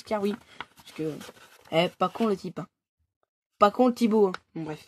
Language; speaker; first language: French; native; French